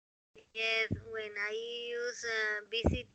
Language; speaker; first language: English; non-native, learner; Spanish